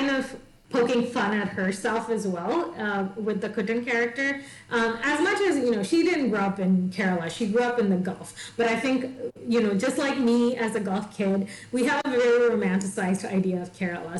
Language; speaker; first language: English; non-native, local second language; Malayalam